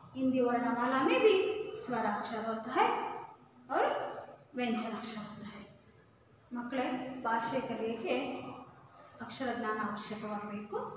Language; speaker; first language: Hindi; non-native, local second language; Kannada